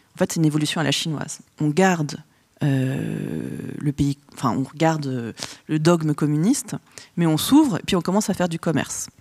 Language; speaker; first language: French; early bilingual, other home language; Vietnamese